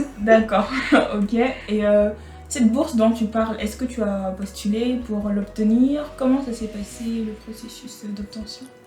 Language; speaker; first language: French; native; French